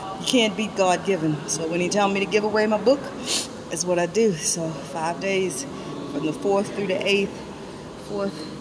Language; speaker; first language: English; native; English